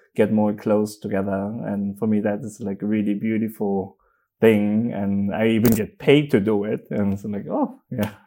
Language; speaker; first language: English; non-native, fluent; Korean